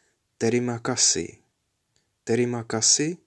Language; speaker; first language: Indonesian; non-native, learner; Czech